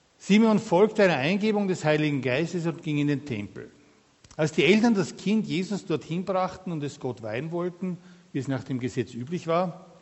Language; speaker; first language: German; native; German